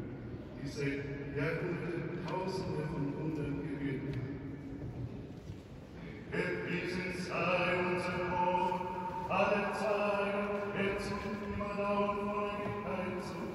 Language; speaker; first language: German; non-native, fluent; Ukrainian